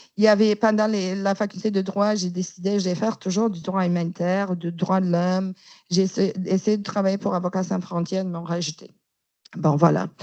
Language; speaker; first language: French; non-native, fluent; Romanian